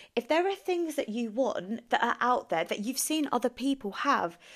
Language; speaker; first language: English; native; English